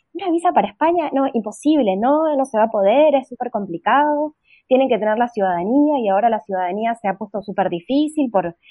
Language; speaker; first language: Spanish; native; Spanish